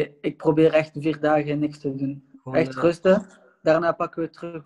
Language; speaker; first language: Dutch; non-native, local second language; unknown